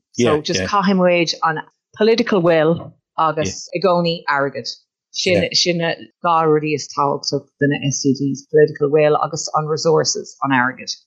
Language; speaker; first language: Irish; non-native, local second language; English